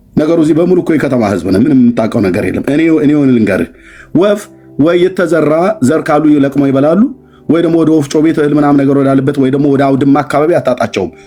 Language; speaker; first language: Amharic; native; Amharic